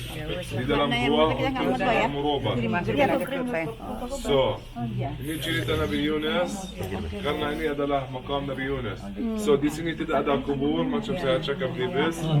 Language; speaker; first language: Indonesian; non-native, fluent; Arabic